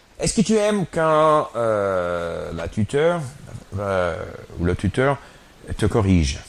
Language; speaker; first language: French; non-native, fluent; English